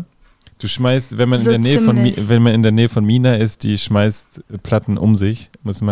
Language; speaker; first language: German; native; German